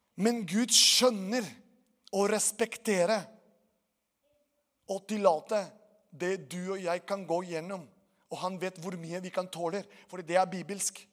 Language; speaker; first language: Norwegian; non-native, fluent; Portuguese